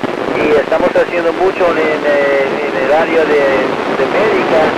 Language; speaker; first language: Spanish; early bilingual, heritage; English